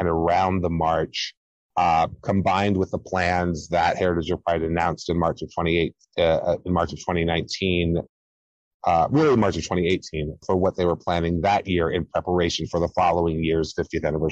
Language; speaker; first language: English; native; English